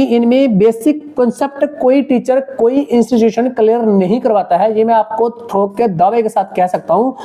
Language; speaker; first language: Hindi; native; Hindi